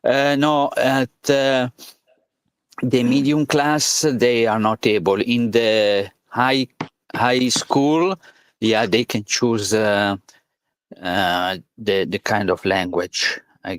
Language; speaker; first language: English; non-native, learner; Italian